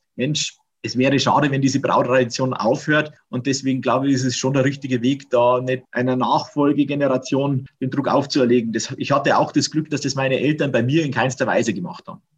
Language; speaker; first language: German; native; German